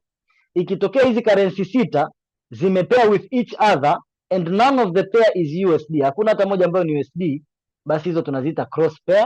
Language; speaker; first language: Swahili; native; Swahili